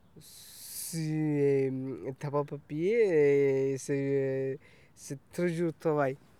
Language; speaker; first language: French; non-native, learner; Tamil